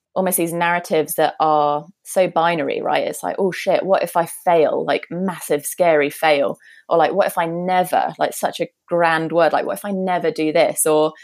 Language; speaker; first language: English; native; English